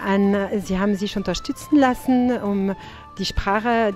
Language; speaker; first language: German; non-native, fluent; French